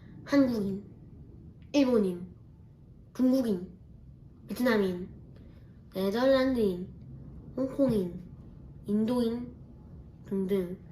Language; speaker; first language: Korean; early bilingual, heritage; Korean